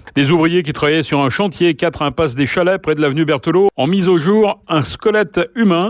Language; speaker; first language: French; native; French